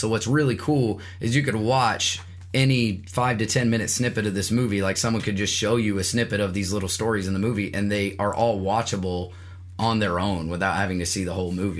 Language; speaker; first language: English; native; English